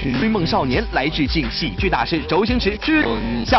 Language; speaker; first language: Chinese; native; Chinese